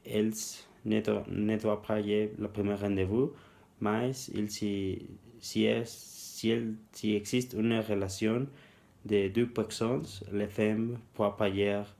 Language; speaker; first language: French; non-native, learner; Spanish